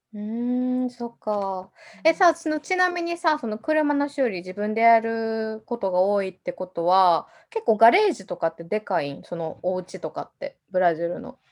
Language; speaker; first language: Japanese; native; Japanese